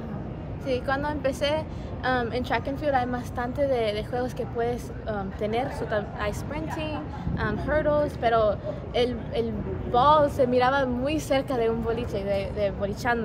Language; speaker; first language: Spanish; early bilingual, heritage; Spanish